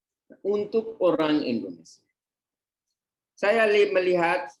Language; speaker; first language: Indonesian; non-native, fluent; Hindi